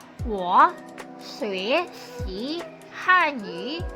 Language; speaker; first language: Chinese; non-native, fluent; Indonesian